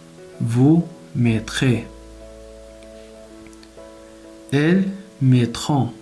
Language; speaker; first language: French; non-native, local second language; Arabic